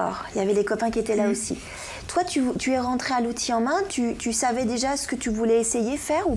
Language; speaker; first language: French; native; French